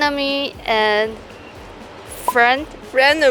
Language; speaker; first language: English; non-native, learner; Chinese